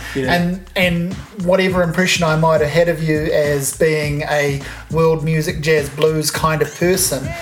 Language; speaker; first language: English; native; English